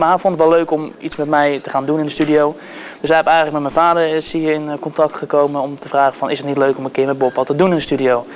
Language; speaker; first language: Dutch; native; Dutch